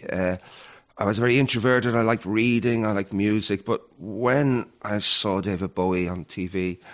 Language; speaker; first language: English; native; English